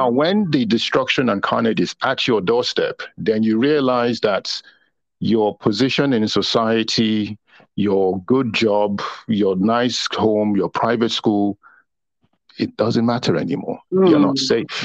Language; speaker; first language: English; non-native, local second language; Yoruba